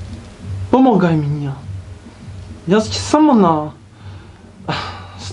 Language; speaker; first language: Russian; non-native, learner; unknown